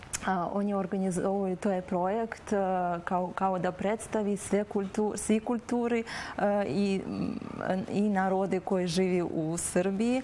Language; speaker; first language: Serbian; non-native, learner; Azerbaijani